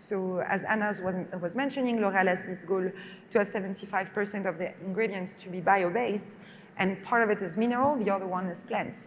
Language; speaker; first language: English; non-native, fluent; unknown